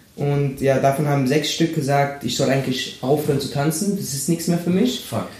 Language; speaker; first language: German; early bilingual, other home language; Spanish